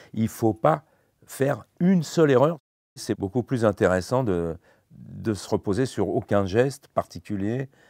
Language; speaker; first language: French; native; French